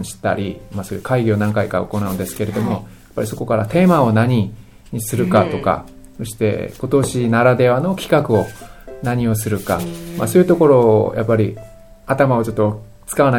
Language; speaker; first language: Japanese; non-native, fluent; Korean